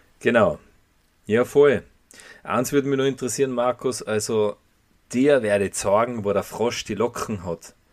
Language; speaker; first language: German; native; German